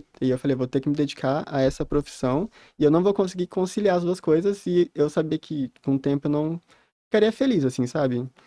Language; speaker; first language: Portuguese; native; Portuguese